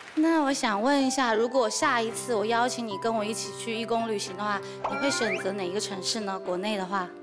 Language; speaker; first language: Chinese; native; Chinese